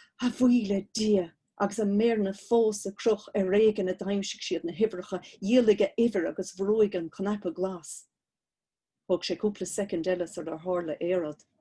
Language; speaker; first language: Irish; native; Irish